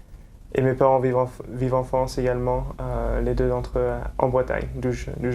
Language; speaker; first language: French; native; French